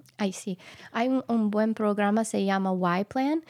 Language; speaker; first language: Spanish; non-native, learner; English